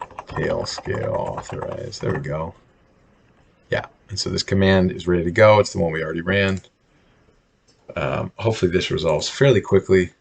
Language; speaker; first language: English; native; English